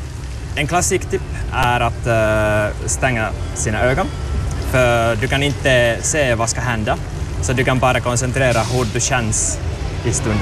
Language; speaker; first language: Swedish; non-native, learner; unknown